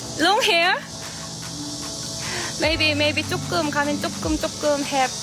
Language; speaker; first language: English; non-native, learner; Korean